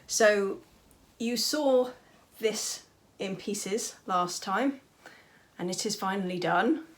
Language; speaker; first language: English; native; English